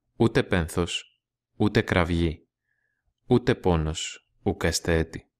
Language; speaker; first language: Greek; non-native, learner; Russian